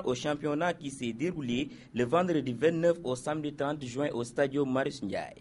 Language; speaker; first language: French; non-native, local second language; Wolof